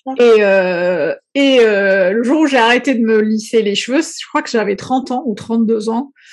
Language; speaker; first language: French; non-native, local second language; Arabic